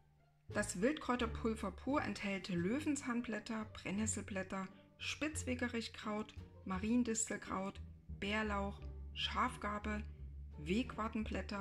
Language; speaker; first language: German; native; German